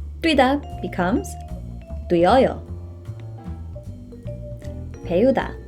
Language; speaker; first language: Korean; non-native, fluent; English